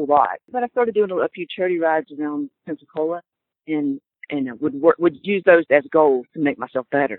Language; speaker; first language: English; native; English